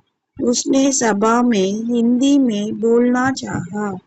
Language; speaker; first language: Hindi; non-native, local second language; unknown